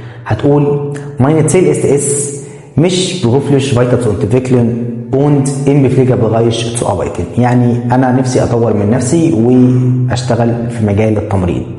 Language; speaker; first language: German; non-native, fluent; Arabic